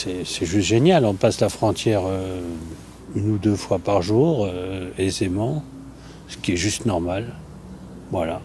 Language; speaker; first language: French; native; French